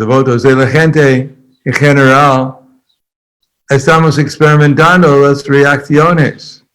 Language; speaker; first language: Spanish; non-native, fluent; English